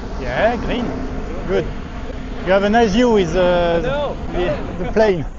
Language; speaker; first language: English; non-native, learner; French